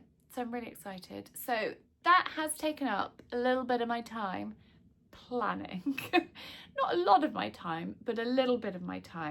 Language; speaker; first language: English; native; English